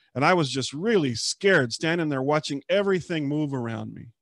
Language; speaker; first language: English; native; English